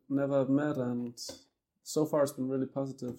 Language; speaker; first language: English; non-native, fluent; Danish